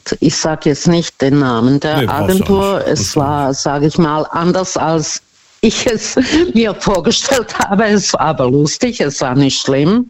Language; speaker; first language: German; non-native, fluent; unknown